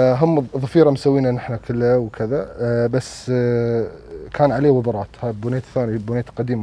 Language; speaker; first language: Arabic; native; Arabic